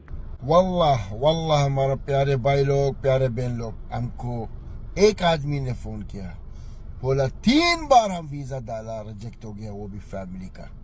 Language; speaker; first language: Hindi; non-native, learner; Arabic